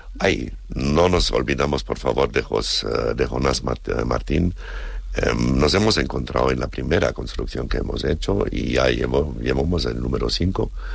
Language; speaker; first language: Spanish; non-native, fluent; German